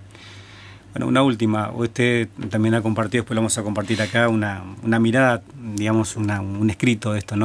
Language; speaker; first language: Spanish; native; Spanish